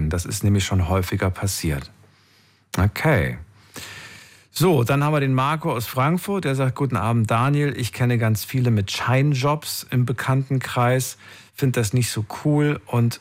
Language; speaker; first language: German; native; German